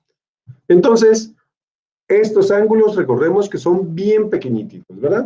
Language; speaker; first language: Spanish; native; Spanish